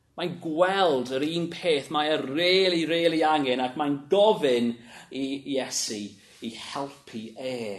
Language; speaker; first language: Welsh; non-native, local second language; English